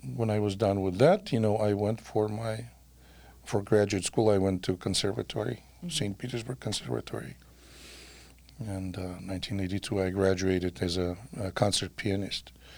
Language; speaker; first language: English; non-native, fluent; Russian